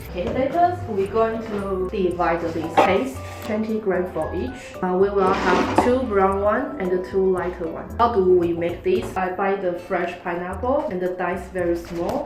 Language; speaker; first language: English; non-native, fluent; Chinese